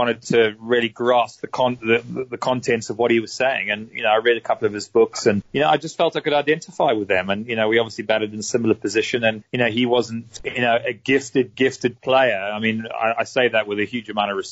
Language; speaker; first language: English; native; English